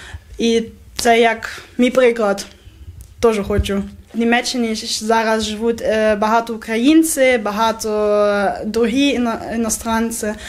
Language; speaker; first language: Ukrainian; non-native, local second language; German